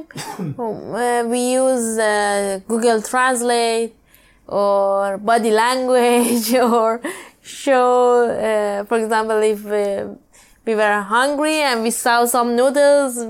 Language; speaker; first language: English; non-native, learner; Persian